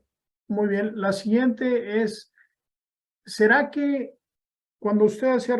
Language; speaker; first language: Spanish; native; Spanish